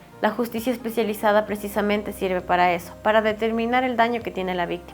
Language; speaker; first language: Spanish; native; Spanish